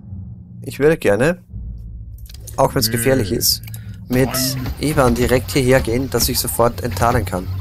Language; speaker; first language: German; native; German